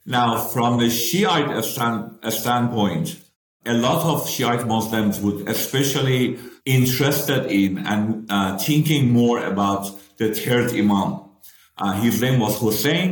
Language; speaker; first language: English; non-native, fluent; Persian